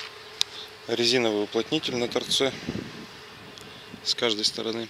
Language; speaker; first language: Russian; native; Russian